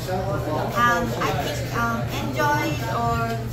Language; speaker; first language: English; non-native, learner; Japanese